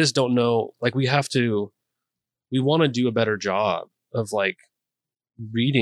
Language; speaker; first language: English; native; English